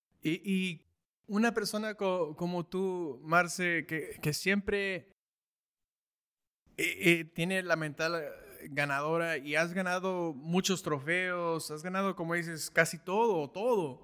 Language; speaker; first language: Spanish; early bilingual, heritage; Spanish